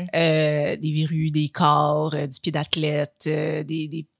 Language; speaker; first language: French; native; French